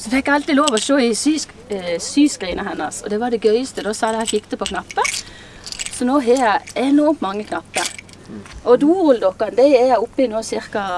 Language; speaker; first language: Norwegian; native; Norwegian